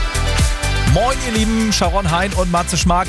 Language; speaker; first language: German; native; German